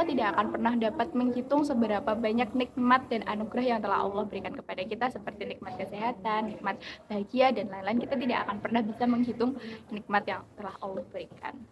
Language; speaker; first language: Indonesian; native; Indonesian